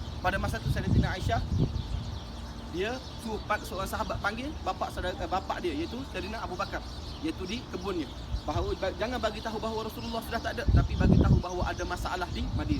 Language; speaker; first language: Malay; native; Malay